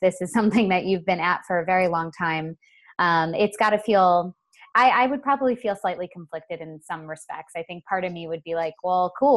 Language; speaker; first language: English; native; English